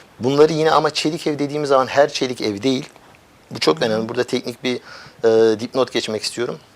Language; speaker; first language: Turkish; early bilingual, heritage; Turkish